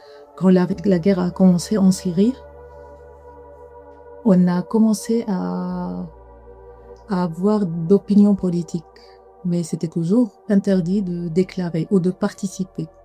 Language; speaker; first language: French; non-native, learner; Arabic